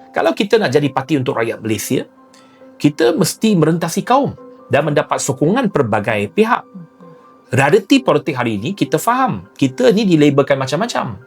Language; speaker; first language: Malay; non-native, local second language; Chinese